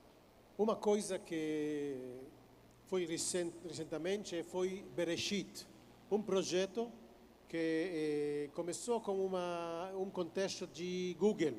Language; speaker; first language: Portuguese; non-native, fluent; Hebrew